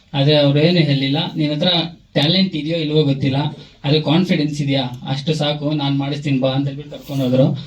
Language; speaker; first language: Kannada; native; Kannada